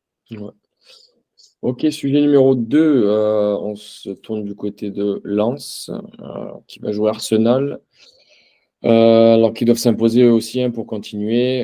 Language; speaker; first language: French; native; French